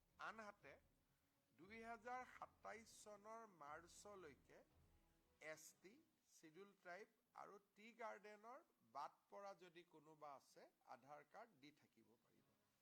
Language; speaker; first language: Assamese; native; Assamese